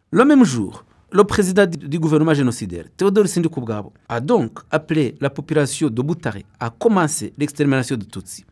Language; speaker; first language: French; non-native, local second language; Kinyarwanda